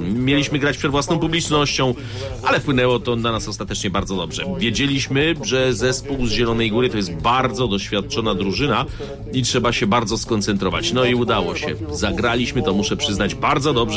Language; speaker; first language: Polish; native; Polish